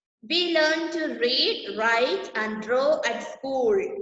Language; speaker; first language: English; non-native, local second language; Malayalam